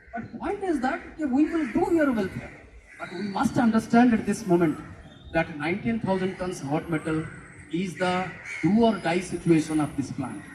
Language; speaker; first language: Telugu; non-native, local second language; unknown